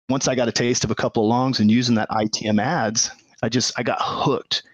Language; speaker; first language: English; native; English